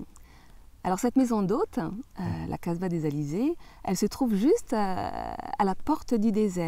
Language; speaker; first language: French; native; French